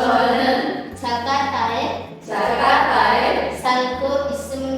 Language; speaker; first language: Korean; non-native, learner; Indonesian